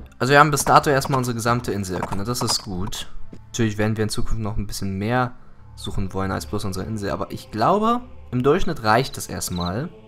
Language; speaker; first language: German; early bilingual, other home language; Greek